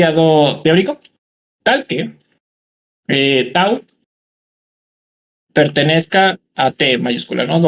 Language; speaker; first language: Spanish; native; Spanish